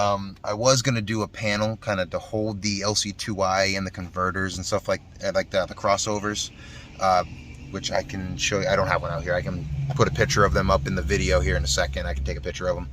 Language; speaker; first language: English; native; English